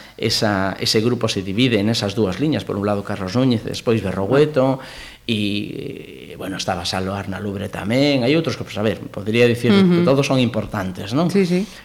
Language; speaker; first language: Galician; native; Galician